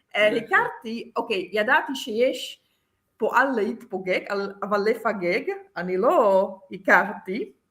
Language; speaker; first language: Hebrew; non-native, fluent; Czech